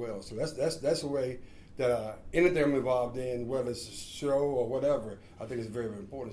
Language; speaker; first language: English; native; English